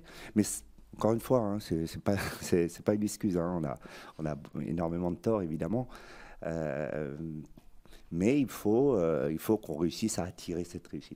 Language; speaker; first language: French; native; French